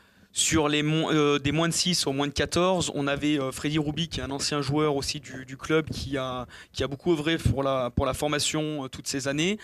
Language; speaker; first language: French; native; French